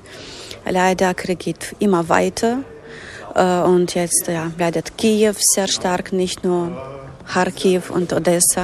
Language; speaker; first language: German; non-native, fluent; Ukrainian